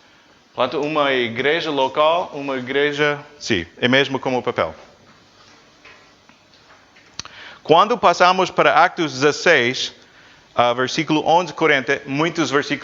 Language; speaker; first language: Portuguese; non-native, fluent; English